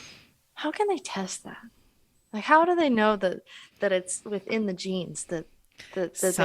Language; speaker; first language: English; native; English